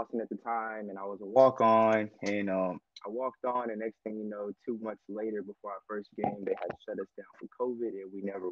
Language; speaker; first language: English; native; English